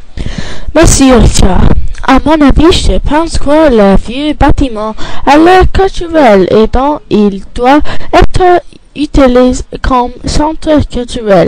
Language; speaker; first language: French; non-native, learner; English